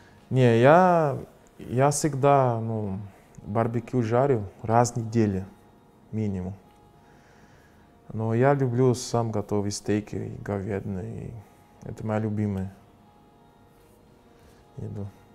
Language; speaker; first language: Russian; non-native, fluent; Portuguese